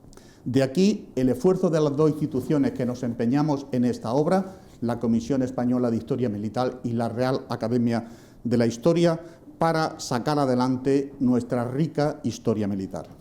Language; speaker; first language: Spanish; native; Spanish